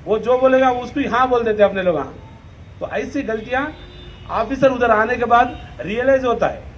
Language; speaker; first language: Hindi; non-native, local second language; Lambadi